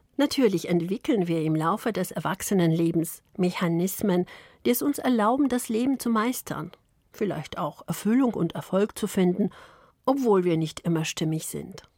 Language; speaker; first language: German; early bilingual, other home language; Polish